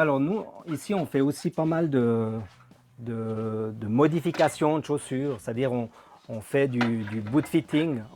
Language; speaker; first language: French; native; French